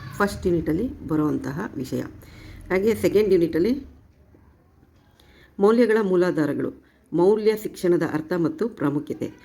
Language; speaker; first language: Kannada; native; Kannada